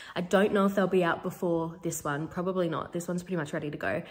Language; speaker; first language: English; native; English